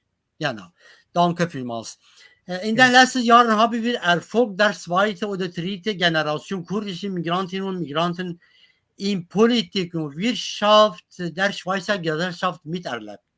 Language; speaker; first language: German; non-native, learner; Kurdish